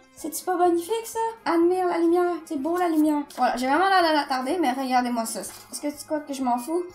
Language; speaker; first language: French; native; French